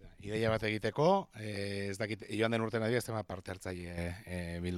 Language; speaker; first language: Basque; native; Basque